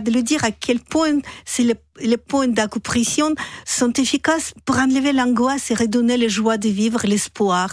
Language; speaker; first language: French; non-native, fluent; Russian